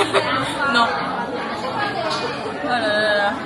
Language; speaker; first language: French; native; French